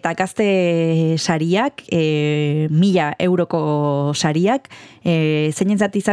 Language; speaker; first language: Basque; native; Basque